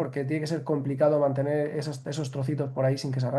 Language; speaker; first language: Spanish; native; Spanish